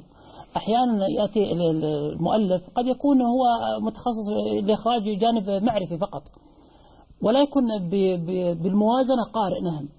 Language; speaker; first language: Arabic; native; Arabic